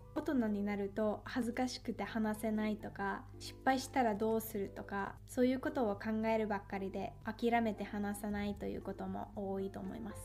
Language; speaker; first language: Japanese; non-native, fluent; Finnish